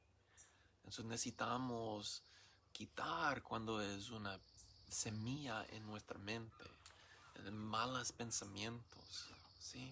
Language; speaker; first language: Spanish; non-native, learner; English